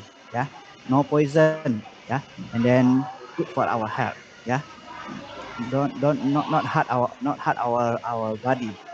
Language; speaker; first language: English; non-native, learner; Indonesian